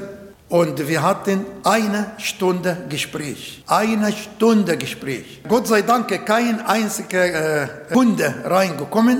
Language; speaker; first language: German; non-native, learner; Arabic